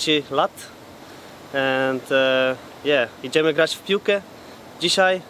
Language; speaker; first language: Polish; non-native, learner; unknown